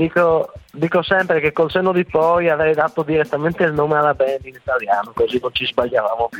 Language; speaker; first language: Italian; native; Italian